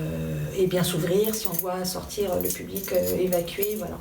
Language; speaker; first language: French; native; French